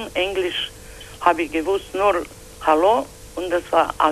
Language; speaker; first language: German; non-native, fluent; Croatian